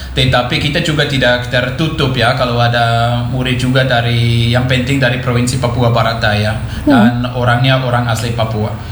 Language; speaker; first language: Indonesian; non-native, fluent; German